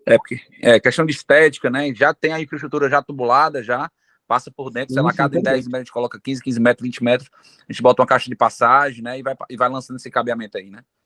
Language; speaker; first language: Portuguese; native; Portuguese